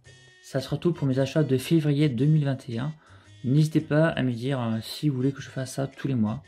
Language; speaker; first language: French; native; French